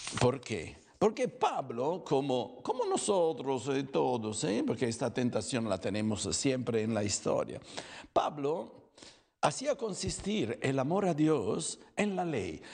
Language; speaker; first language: Spanish; non-native, fluent; Italian